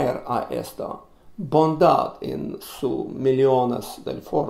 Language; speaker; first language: Spanish; non-native, learner; Russian